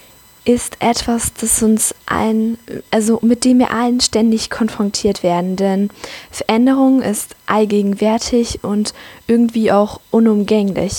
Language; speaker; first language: German; native; German